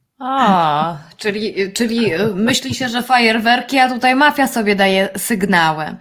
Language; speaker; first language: Polish; native; Polish